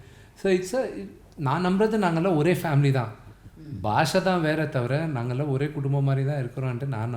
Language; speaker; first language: Tamil; non-native, local second language; Telugu